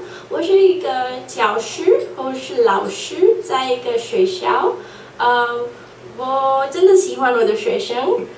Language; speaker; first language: Chinese; non-native, local second language; Urdu